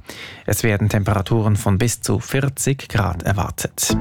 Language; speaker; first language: German; native; German